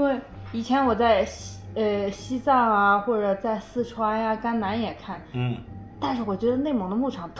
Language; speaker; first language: Chinese; native; Chinese